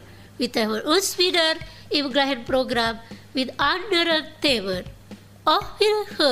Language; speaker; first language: German; non-native, fluent; Indonesian